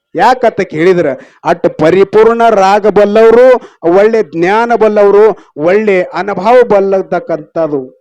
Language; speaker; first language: Kannada; native; Kannada